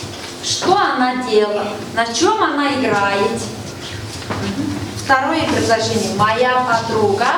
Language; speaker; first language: Russian; non-native, fluent; Mongolian